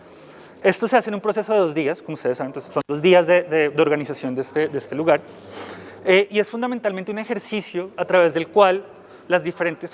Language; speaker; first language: Spanish; native; Spanish